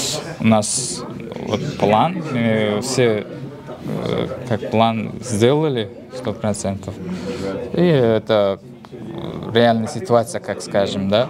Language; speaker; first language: Russian; non-native, fluent; Uzbek